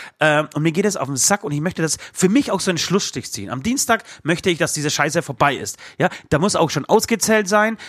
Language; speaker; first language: German; native; German